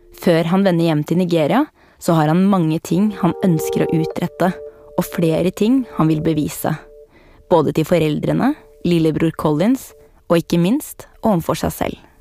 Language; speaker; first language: Norwegian; native; Norwegian